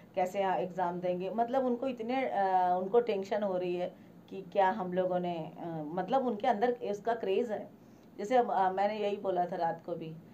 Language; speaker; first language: Hindi; native; Hindi